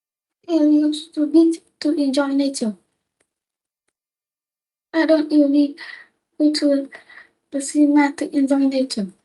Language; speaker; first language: English; non-native, learner; Vietnamese